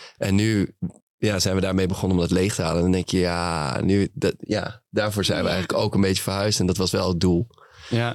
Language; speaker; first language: Dutch; native; Dutch